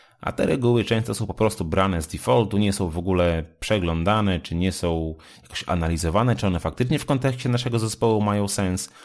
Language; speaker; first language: Polish; native; Polish